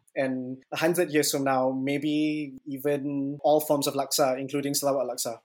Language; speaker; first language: English; non-native, local second language; Malay